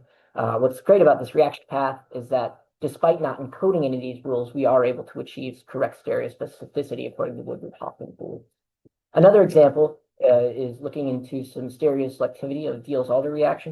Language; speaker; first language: English; native; English